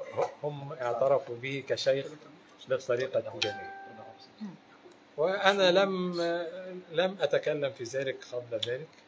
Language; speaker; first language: Arabic; native; Arabic